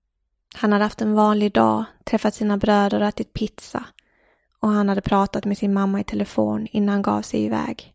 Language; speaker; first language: Swedish; native; Swedish